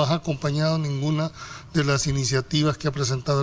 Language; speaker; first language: Spanish; native; Spanish